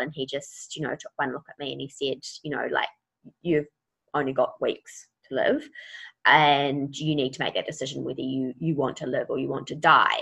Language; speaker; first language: English; native; English